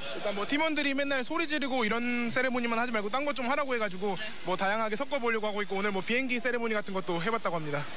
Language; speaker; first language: Korean; native; Korean